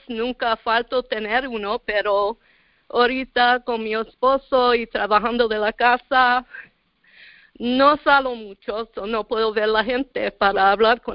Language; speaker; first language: Spanish; early bilingual, heritage; Spanish